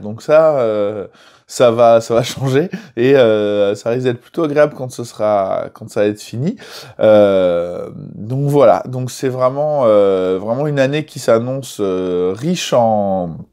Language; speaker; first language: French; native; French